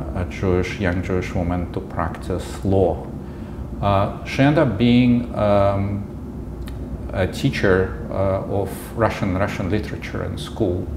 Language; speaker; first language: English; non-native, fluent; Russian